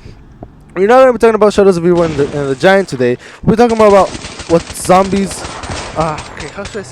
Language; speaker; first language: English; native; English